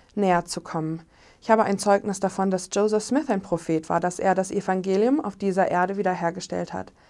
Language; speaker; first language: German; native; German